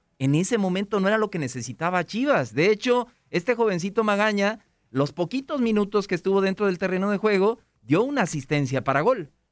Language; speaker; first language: Spanish; native; Spanish